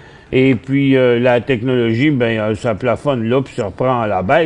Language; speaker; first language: French; native; French